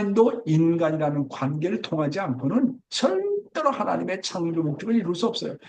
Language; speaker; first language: Korean; native; Korean